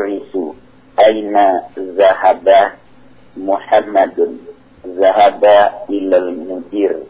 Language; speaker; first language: Arabic; non-native, learner; Indonesian